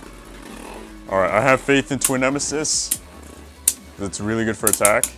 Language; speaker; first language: English; native; English